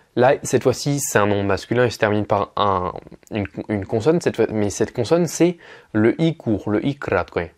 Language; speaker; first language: French; native; French